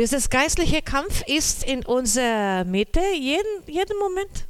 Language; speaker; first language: German; non-native, learner; Portuguese